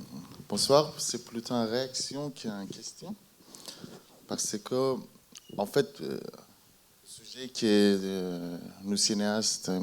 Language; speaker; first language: French; non-native, fluent; Persian